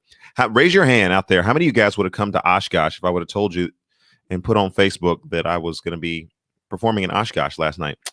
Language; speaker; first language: English; native; English